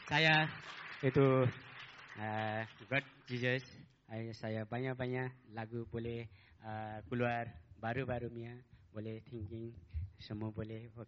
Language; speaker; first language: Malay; non-native, learner; Nepali